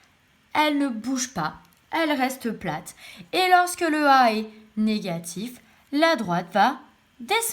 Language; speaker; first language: French; native; French